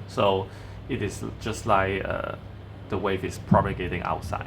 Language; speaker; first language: English; non-native, fluent; Chinese